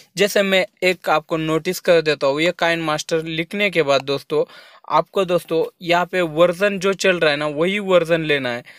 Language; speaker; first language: Hindi; non-native, local second language; Marathi